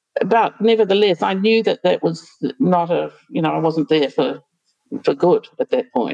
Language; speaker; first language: English; native; English